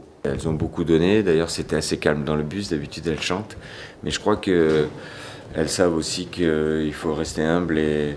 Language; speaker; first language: French; native; French